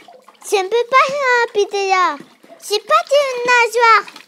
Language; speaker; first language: French; non-native, learner; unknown